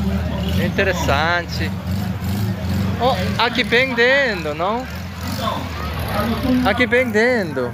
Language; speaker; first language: Portuguese; non-native, learner; Korean